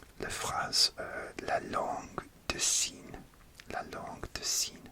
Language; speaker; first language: French; non-native, learner; English